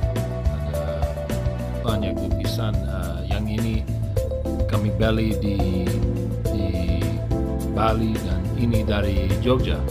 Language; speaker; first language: Indonesian; non-native, learner; English